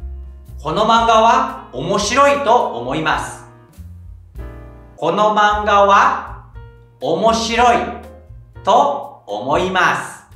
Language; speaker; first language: Japanese; non-native, fluent; Indonesian